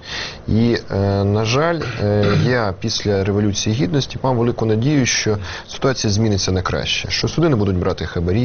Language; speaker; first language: Ukrainian; native; Ukrainian